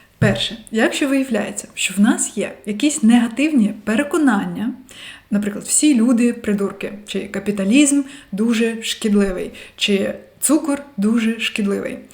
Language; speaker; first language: Ukrainian; non-native, local second language; Russian